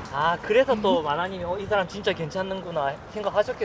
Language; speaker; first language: Korean; native; Korean